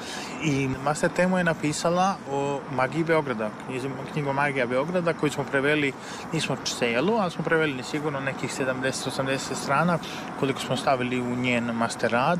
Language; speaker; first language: Serbian; native; Serbian